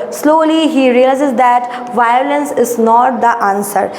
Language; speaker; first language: English; non-native, local second language; Bangla